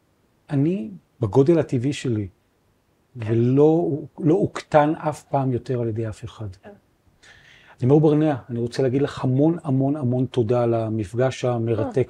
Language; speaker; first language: Hebrew; native; Hebrew